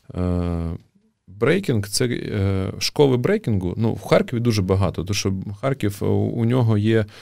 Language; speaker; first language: Ukrainian; native; Ukrainian